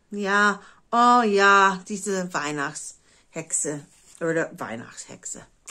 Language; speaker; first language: German; non-native, fluent; English